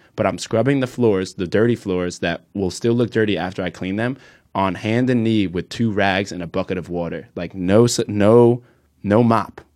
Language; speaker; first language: English; native; English